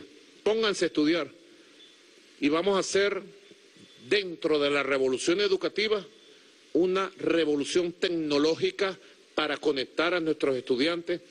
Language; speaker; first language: Spanish; native; Spanish